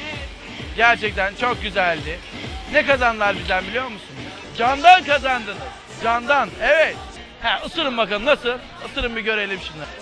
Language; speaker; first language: Turkish; native; Turkish